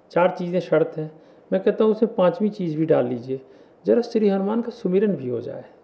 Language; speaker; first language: Hindi; native; Hindi